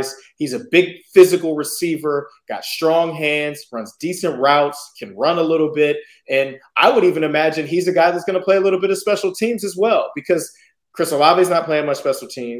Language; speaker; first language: English; native; English